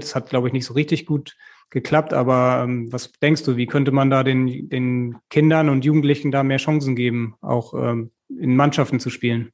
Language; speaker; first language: German; native; German